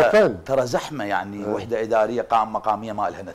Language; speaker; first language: Arabic; native; Arabic